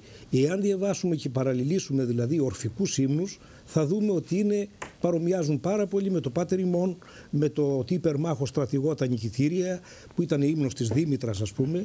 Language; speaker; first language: Greek; native; Greek